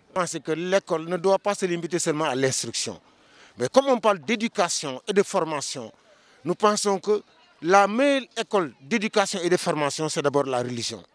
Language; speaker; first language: French; non-native, local second language; Wolof